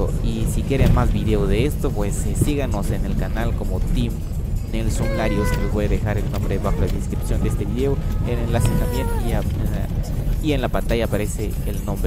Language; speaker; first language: Spanish; native; Spanish